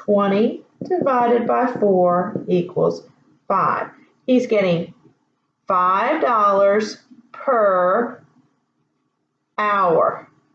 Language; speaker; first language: English; native; English